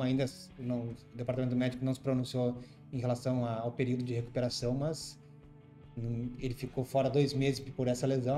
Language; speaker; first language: Portuguese; native; Portuguese